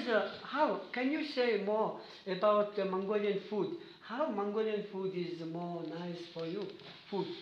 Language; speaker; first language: English; non-native, learner; Mongolian